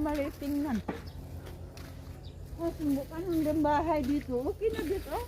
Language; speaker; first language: Filipino; non-native, local second language; Cebuano